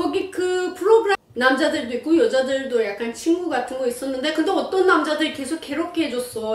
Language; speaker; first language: Korean; non-native, learner; Persian